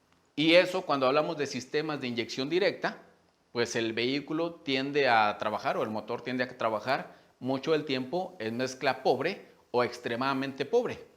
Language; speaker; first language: Spanish; native; Spanish